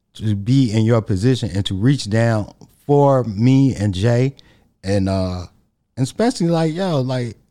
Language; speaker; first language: English; native; English